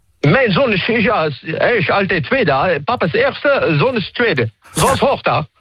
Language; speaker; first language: Dutch; non-native, fluent; Arabic